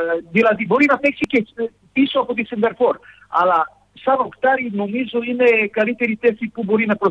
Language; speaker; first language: Greek; non-native, fluent; Serbian